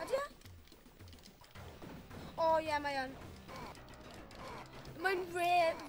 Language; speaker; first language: Welsh; non-native, local second language; English